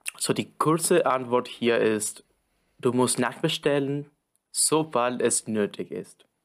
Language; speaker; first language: German; non-native, fluent; Spanish